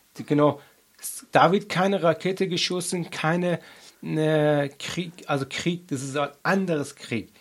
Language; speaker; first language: German; non-native, learner; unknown